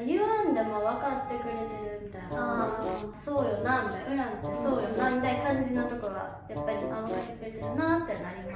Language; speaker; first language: Japanese; native; Japanese